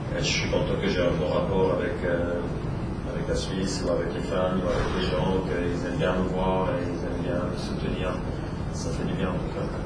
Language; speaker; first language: French; non-native, local second language; Swiss German